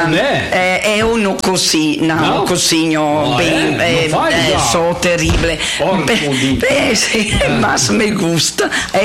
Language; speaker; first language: Portuguese; non-native, learner; Italian